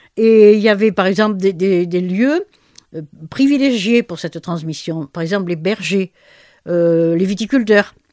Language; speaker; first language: French; native; French